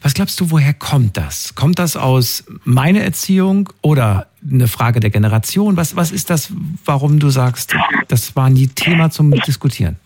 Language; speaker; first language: German; native; German